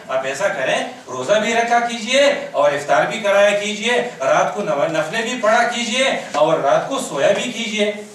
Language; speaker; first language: Urdu; non-native, local second language; Pashto